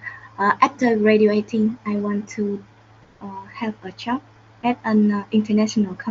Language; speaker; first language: English; non-native, learner; Vietnamese